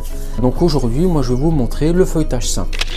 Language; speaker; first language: French; native; French